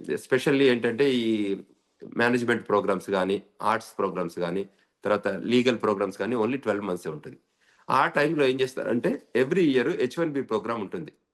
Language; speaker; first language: Telugu; native; Telugu